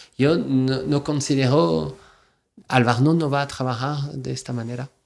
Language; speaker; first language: Spanish; non-native, fluent; French